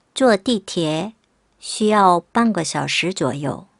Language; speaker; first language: Chinese; non-native, fluent; Korean